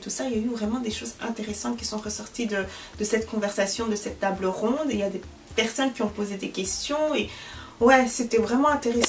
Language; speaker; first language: French; early bilingual, other home language; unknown